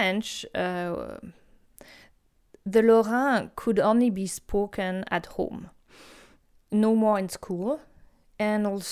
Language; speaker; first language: English; non-native, fluent; French